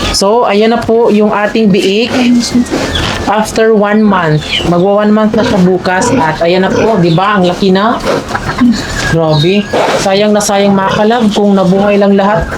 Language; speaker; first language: Filipino; non-native, local second language; Cebuano